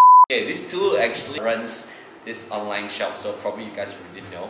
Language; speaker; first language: English; non-native, local second language; Chinese